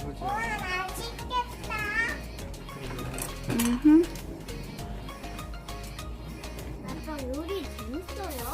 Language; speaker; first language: Korean; early bilingual, heritage; Korean